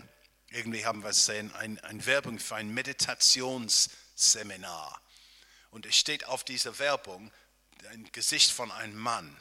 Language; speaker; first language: German; non-native, fluent; English